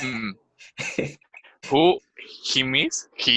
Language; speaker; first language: English; non-native, learner; Spanish